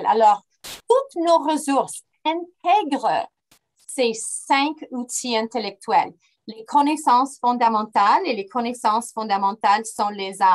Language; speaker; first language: French; non-native, fluent; English